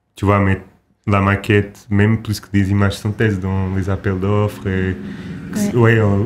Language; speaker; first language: French; non-native, fluent; Portuguese